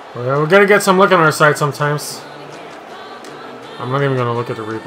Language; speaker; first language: English; native; English